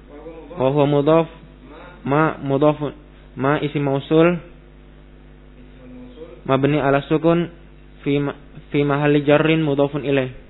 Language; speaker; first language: Arabic; non-native, learner; Indonesian